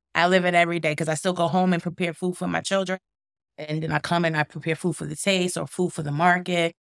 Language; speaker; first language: English; native; English